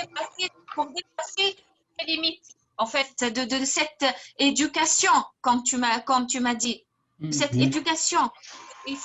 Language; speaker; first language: French; non-native, fluent; Arabic